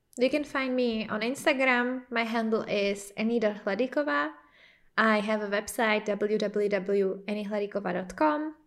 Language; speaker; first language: English; non-native, fluent; Czech